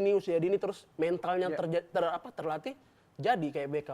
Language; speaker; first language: Indonesian; native; Indonesian